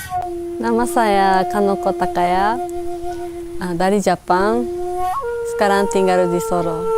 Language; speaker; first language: Indonesian; non-native, learner; Japanese